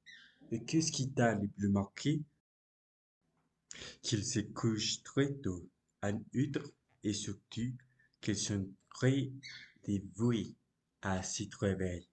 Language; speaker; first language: French; non-native, learner; Spanish